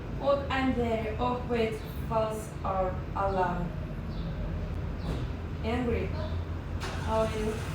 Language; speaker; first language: English; non-native, learner; Russian